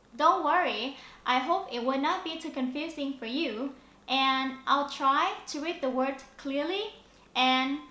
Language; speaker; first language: English; non-native, fluent; Vietnamese